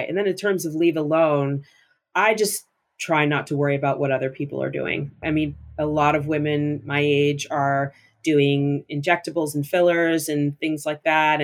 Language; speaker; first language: English; native; English